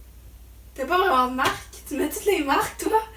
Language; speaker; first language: French; native; French